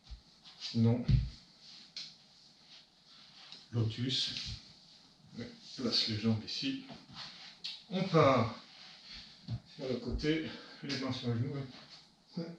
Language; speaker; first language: French; native; French